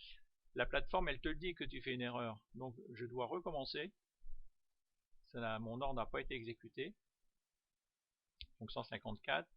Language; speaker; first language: French; native; French